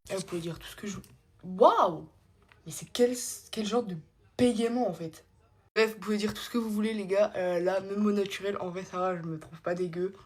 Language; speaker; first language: French; native; French